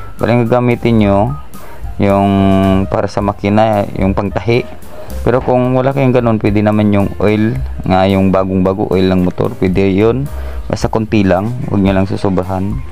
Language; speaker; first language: Filipino; non-native, local second language; Iloko